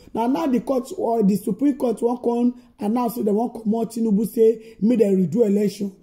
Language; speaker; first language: Nigerian Pidgin; native; Nigerian Pidgin